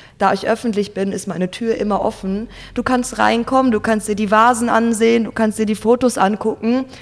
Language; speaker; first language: German; native; German